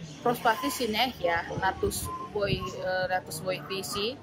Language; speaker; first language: Greek; non-native, fluent; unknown